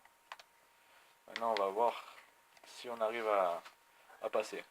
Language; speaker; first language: French; native; French